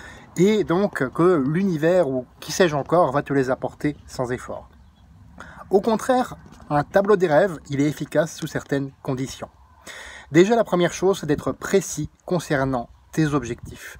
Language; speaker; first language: French; native; French